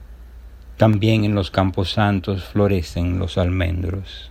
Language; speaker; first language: Spanish; native; Spanish